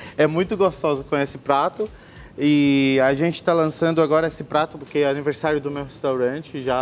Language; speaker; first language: Portuguese; non-native, fluent; Arabic